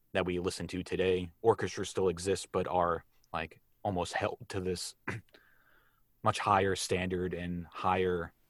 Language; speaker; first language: English; native; English